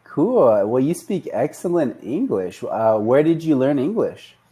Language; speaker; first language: English; native; English